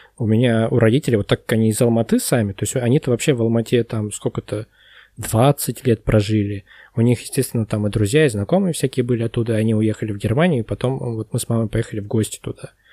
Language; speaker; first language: Russian; native; Russian